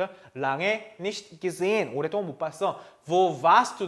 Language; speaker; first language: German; non-native, fluent; Korean